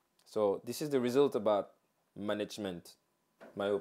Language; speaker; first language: English; non-native, fluent; French